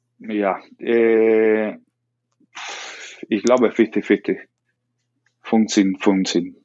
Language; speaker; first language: German; non-native, learner; Spanish